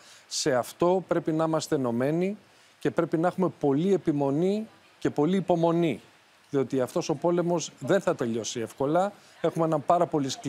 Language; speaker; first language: Greek; native; Greek